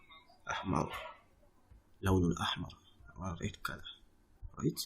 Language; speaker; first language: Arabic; non-native, fluent; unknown